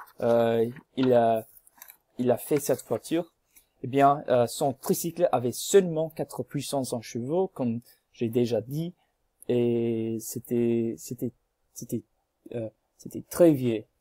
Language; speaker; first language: French; non-native, learner; English